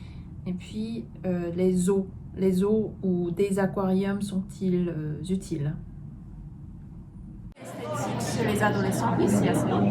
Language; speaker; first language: French; non-native, fluent; Korean